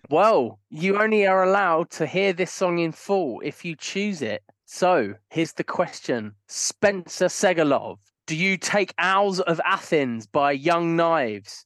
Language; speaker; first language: English; native; English